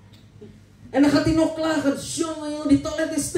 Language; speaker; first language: Dutch; non-native, learner; Indonesian